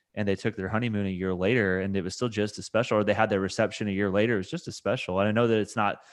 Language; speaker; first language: English; native; English